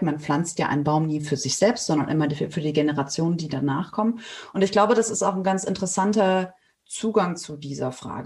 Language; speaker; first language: German; native; German